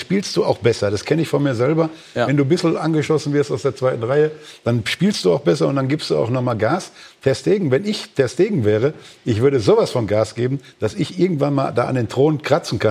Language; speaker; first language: German; native; German